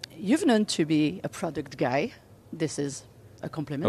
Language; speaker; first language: English; non-native, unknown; French